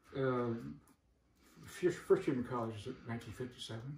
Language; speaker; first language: English; native; English